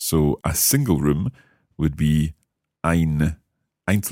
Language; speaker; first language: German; non-native, learner; English